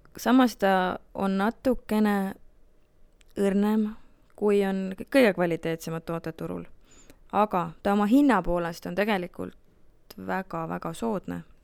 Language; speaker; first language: Estonian; native; Estonian